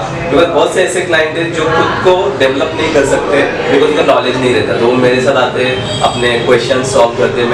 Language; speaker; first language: Hindi; native; Hindi